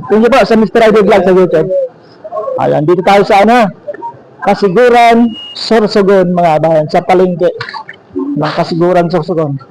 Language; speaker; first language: Filipino; non-native, local second language; Bikol